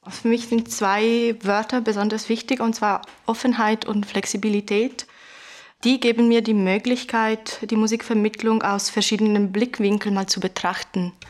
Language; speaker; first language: German; non-native, fluent; Italian